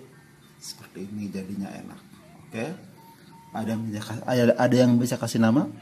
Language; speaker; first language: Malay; non-native, local second language; Sundanese